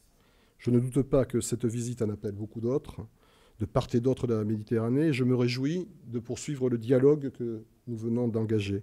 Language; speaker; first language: French; native; French